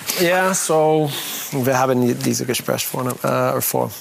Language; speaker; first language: German; non-native, learner; English